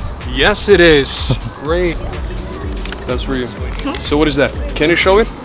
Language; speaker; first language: English; non-native, fluent; Ukrainian